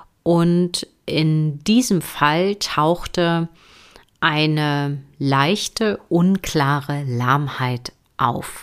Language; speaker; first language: German; native; German